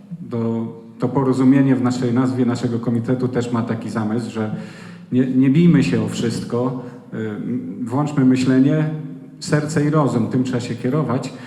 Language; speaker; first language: Polish; native; Polish